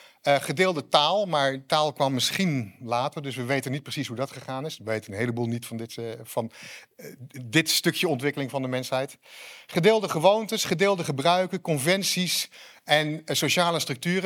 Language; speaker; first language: Dutch; native; Dutch